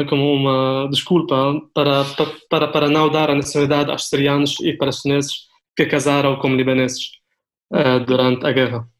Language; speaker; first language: Portuguese; non-native, fluent; Arabic